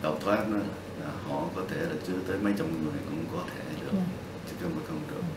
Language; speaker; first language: Vietnamese; non-native, local second language; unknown